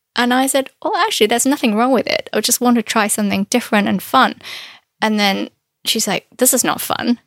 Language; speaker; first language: English; non-native, fluent; Chinese